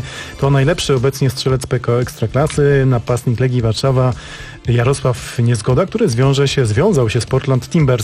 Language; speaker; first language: Polish; native; Polish